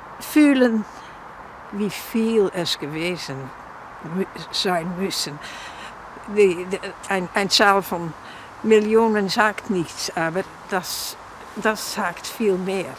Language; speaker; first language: German; non-native, learner; Dutch